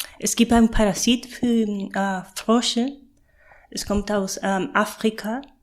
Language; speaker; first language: German; non-native, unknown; Spanish